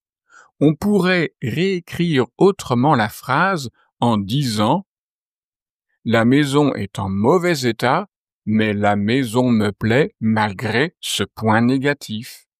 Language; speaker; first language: French; native; French